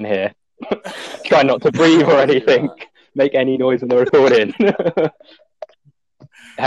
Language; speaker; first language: English; native; English